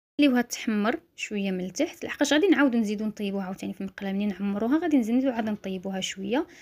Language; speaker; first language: Arabic; native; Arabic